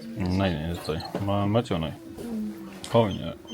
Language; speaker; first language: Japanese; non-native, fluent; French